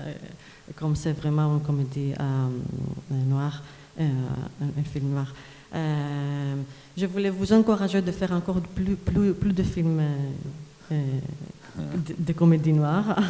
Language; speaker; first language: French; non-native, fluent; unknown